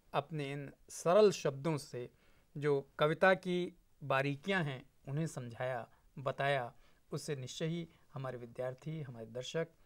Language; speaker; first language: Hindi; native; Hindi